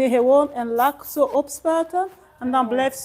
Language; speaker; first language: Dutch; non-native, learner; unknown